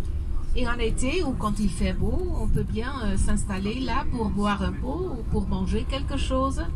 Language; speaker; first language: French; non-native, fluent; Dutch